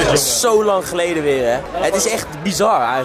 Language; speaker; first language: Dutch; native; Dutch